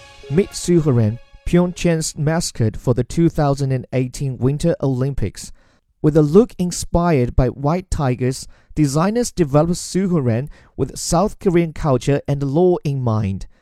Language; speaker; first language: English; non-native, fluent; Chinese